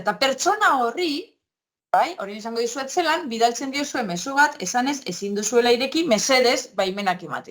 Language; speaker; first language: Basque; native; Basque